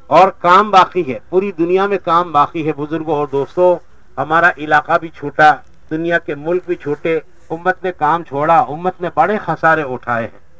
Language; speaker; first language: Urdu; native; Urdu